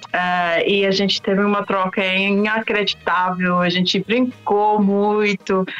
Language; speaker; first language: Portuguese; non-native, fluent; English